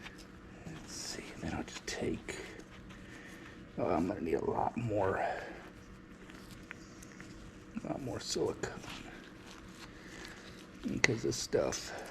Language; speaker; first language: English; native; English